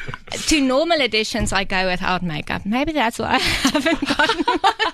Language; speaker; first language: English; non-native, local second language; Afrikaans